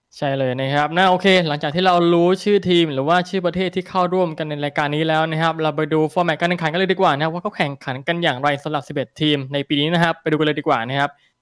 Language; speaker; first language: Thai; native; Thai